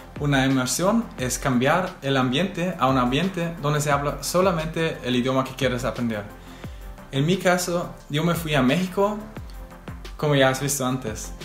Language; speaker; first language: Spanish; non-native, fluent; German